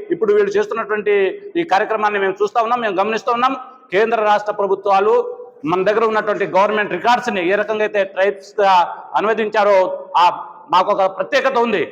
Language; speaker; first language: Telugu; non-native, local second language; Lambadi